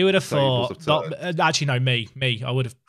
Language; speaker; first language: English; native; English